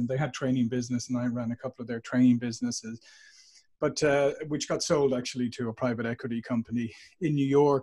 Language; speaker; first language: English; native; English